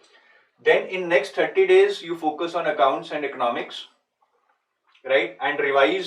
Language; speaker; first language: English; non-native, local second language; Hindi